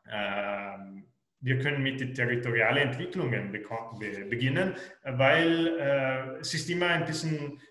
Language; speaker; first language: German; non-native, local second language; Italian